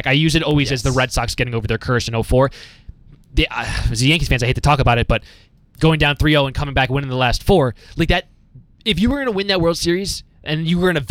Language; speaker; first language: English; native; English